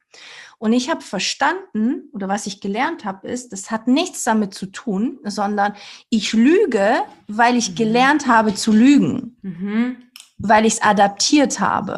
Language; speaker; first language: German; early bilingual, other home language; Portuguese